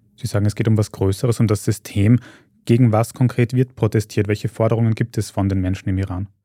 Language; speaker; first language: German; native; German